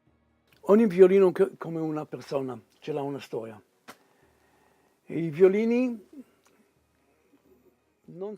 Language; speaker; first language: Italian; non-native, fluent; Hebrew